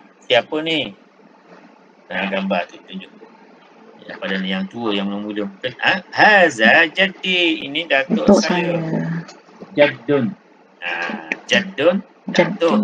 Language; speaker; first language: Malay; native; Malay